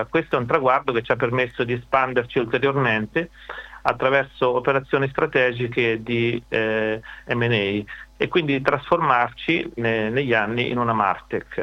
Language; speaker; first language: Italian; native; Italian